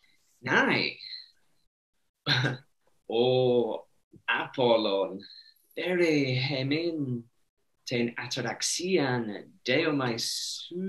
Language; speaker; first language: Greek; non-native, learner; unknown